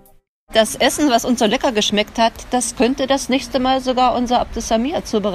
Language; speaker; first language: German; native; German